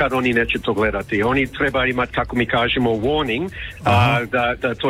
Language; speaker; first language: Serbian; early bilingual, heritage; Croatian